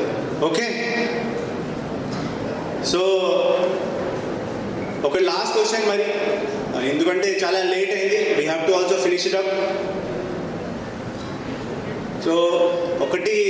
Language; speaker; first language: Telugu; non-native, fluent; Hindi